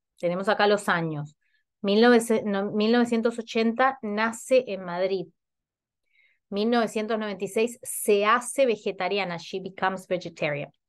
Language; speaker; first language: Spanish; native; Spanish